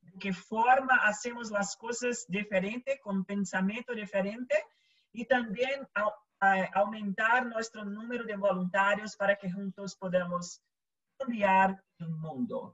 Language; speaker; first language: Spanish; non-native, local second language; Portuguese